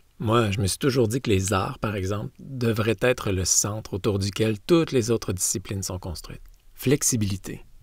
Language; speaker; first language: French; native; French